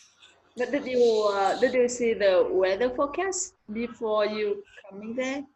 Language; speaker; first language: English; non-native, learner; Vietnamese